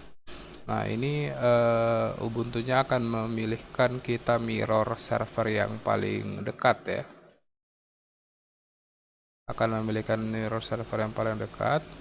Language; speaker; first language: Indonesian; native; Indonesian